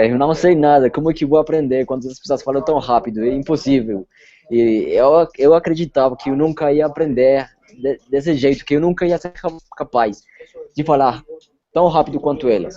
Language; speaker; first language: Portuguese; non-native, fluent; Spanish